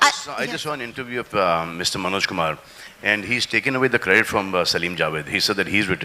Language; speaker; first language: English; non-native, local second language; Hindi